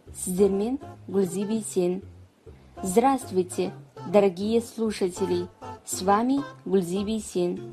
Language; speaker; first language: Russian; non-native, fluent; Kazakh